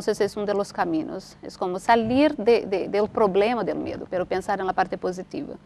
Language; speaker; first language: Spanish; non-native, fluent; Portuguese